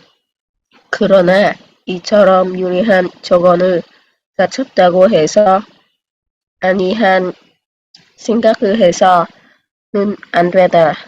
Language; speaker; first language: Korean; non-native, learner; Vietnamese